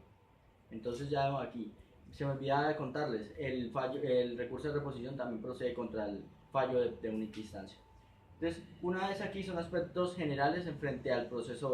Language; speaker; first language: Spanish; native; Spanish